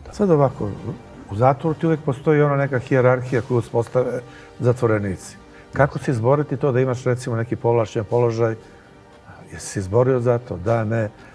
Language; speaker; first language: Croatian; native; Croatian